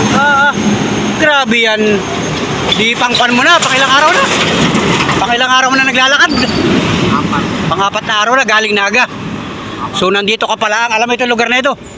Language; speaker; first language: Filipino; native; Filipino